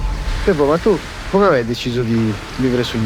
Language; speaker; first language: Italian; native; Italian